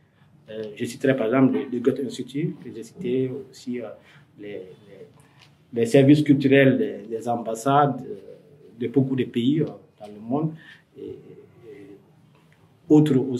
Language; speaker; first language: French; non-native, local second language; Fula